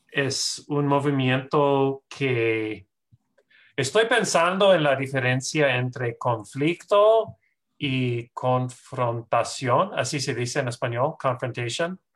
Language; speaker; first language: Spanish; non-native, fluent; English